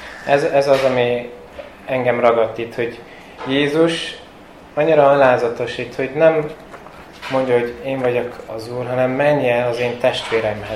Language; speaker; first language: Hungarian; early bilingual, heritage; Hungarian